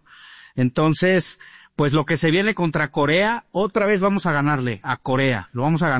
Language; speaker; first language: Spanish; native; Spanish